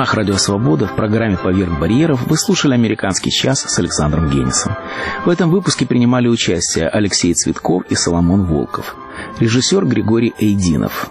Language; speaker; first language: Russian; native; Russian